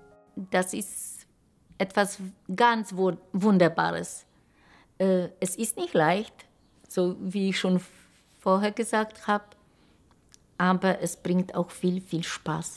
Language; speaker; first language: German; non-native, local second language; Polish